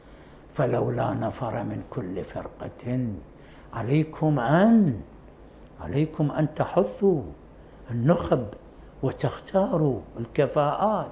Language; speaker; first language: Arabic; native; Arabic